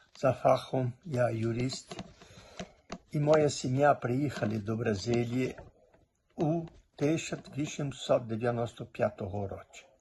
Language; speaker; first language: Ukrainian; early bilingual, heritage; Portuguese